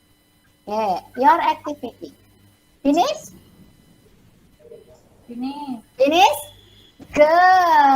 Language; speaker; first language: English; non-native, learner; Indonesian